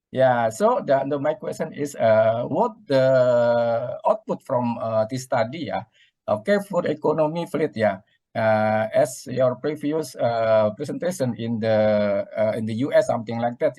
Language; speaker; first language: English; non-native, learner; Indonesian